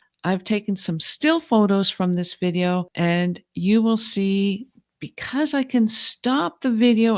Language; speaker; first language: English; native; English